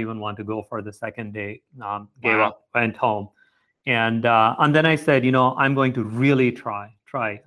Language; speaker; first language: English; non-native, local second language; Tamil